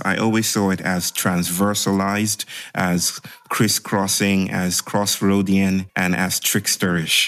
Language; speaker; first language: English; non-native, local second language; Yoruba